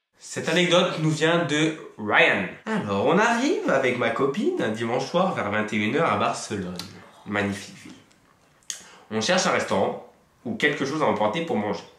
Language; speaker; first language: French; native; French